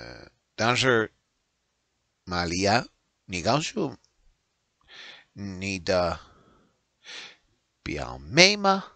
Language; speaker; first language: Chinese; non-native, learner; English